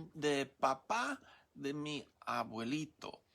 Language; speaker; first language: Spanish; non-native, learner; English